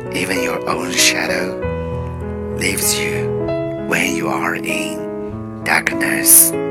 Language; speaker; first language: English; non-native, fluent; Chinese